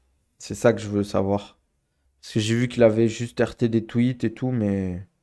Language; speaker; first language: French; native; French